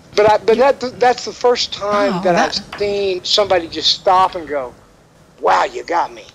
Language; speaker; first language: English; native; English